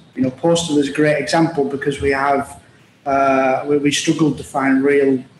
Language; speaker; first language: English; native; English